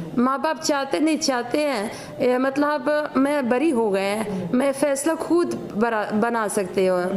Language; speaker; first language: Hindi; non-native, learner; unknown